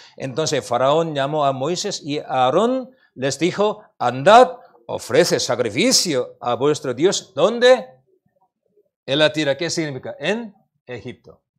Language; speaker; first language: Spanish; non-native, learner; Korean